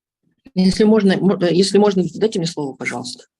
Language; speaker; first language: Russian; native; Russian